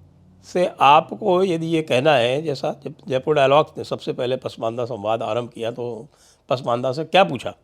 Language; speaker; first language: Hindi; native; Hindi